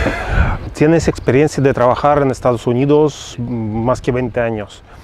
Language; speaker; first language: Spanish; non-native, fluent; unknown